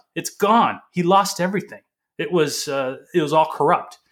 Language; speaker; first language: English; early bilingual, other home language; Portuguese